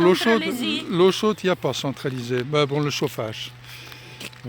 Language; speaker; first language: French; native; French